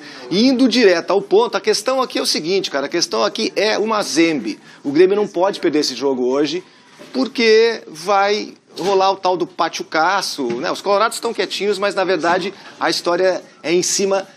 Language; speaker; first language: Portuguese; native; Portuguese